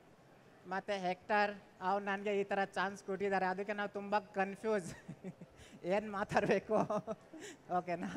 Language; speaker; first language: Kannada; non-native, local second language; Hindi